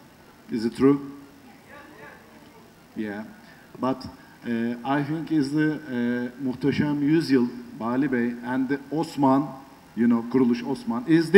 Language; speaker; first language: English; non-native, learner; Turkish